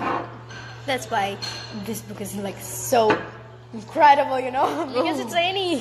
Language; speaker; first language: English; non-native, learner; Russian